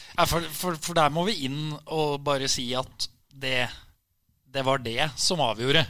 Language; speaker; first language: Norwegian; native; Norwegian